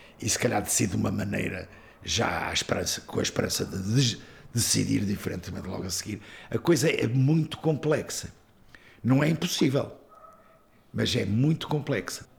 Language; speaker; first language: Portuguese; native; Portuguese